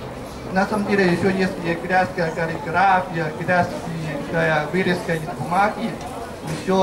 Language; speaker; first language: Russian; non-native, fluent; Chinese